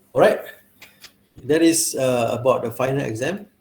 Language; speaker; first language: English; non-native, local second language; Malay